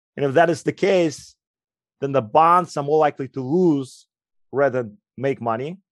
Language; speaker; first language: English; non-native, fluent; Ukrainian